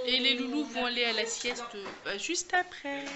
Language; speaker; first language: French; native; French